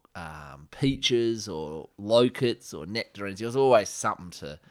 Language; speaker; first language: English; native; English